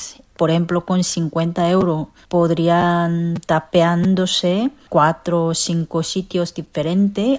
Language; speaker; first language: Spanish; non-native, fluent; Korean